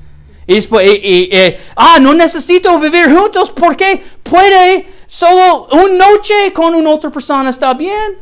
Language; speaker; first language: Spanish; non-native, learner; English